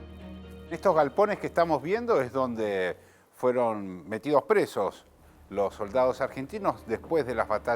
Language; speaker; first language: Spanish; native; Spanish